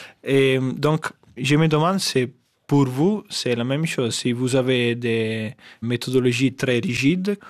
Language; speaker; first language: French; non-native, fluent; Italian